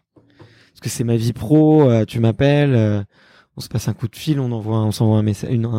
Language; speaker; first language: French; native; French